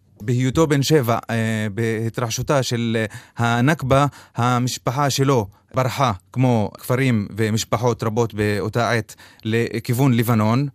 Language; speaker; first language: Hebrew; non-native, local second language; Arabic